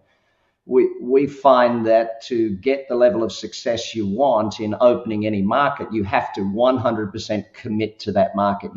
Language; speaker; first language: English; native; English